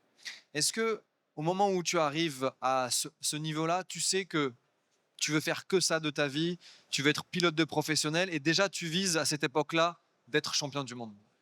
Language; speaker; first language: French; native; French